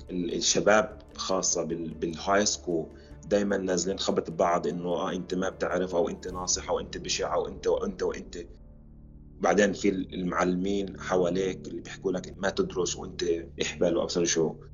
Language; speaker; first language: Arabic; early bilingual, heritage; Arabic